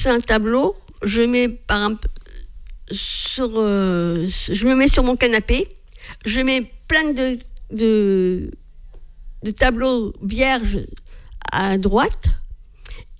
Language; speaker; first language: French; native; French